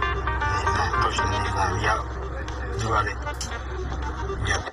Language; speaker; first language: Russian; non-native, learner; Uzbek